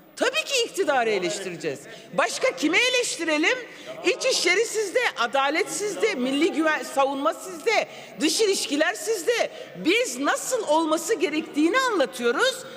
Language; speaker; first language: Turkish; non-native, local second language; Kurdish